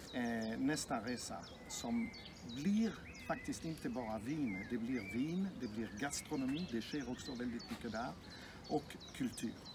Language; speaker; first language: Swedish; non-native, fluent; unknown